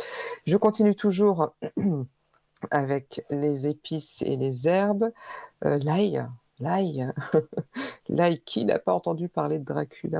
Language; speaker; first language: French; native; French